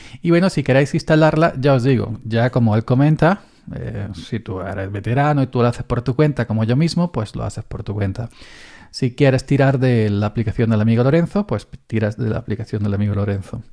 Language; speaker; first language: Spanish; native; Spanish